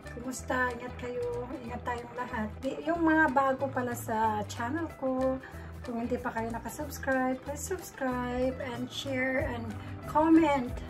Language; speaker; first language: Filipino; non-native, local second language; Iloko